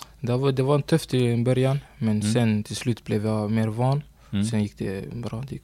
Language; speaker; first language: Swedish; early bilingual, other home language; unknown